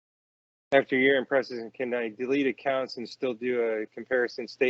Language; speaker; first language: English; native; English